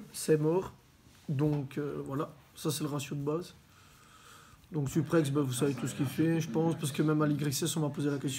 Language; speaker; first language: French; native; French